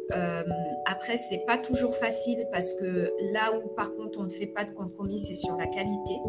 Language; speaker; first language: French; native; French